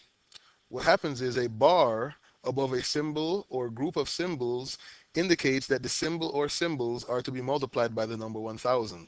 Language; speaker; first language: English; native; English